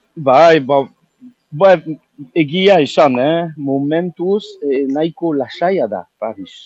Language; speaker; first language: Basque; non-native, local second language; French